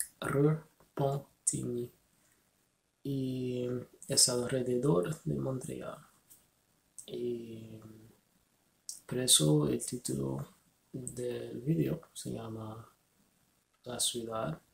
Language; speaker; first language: Spanish; non-native, learner; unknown